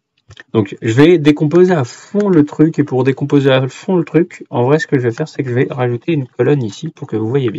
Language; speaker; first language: French; native; French